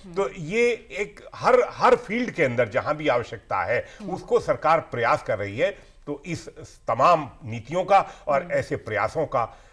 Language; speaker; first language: Hindi; native; Hindi